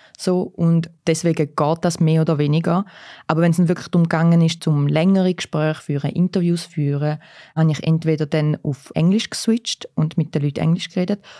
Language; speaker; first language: German; early bilingual, other home language; Russian